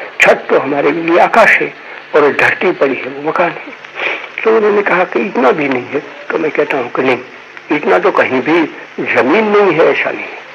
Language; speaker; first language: Hindi; non-native, local second language; Gujarati